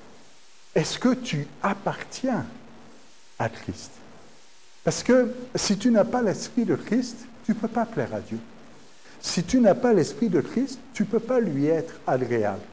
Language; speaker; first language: French; native; French